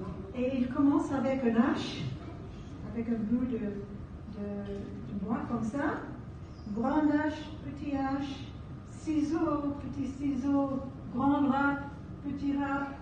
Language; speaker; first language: French; non-native, fluent; English